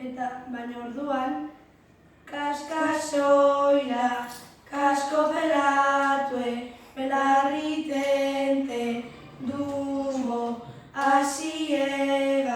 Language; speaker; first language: Basque; native; Basque